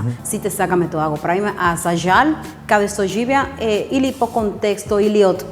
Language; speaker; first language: Macedonian; non-native, learner; Spanish